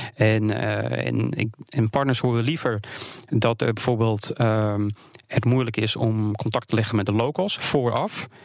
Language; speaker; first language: Dutch; native; Dutch